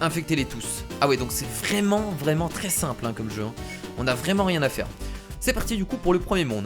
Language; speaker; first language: French; native; French